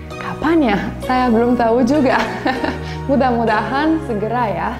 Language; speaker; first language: Indonesian; non-native, learner; Romanian